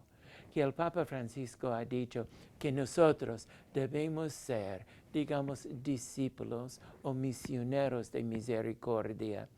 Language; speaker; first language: Spanish; non-native, fluent; English